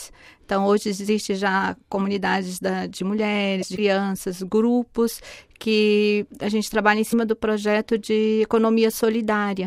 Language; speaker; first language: Portuguese; native; Portuguese